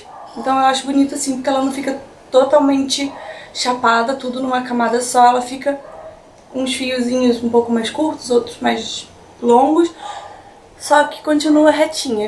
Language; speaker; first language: Portuguese; native; Portuguese